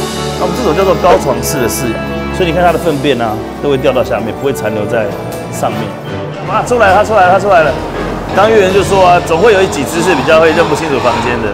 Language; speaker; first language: Chinese; native; Chinese